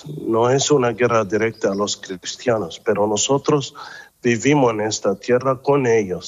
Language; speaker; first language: Spanish; non-native, fluent; Arabic